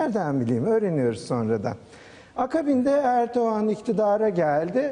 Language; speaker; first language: Turkish; native; Turkish